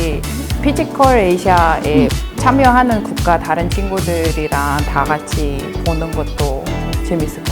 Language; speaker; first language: Korean; non-native, fluent; Mongolian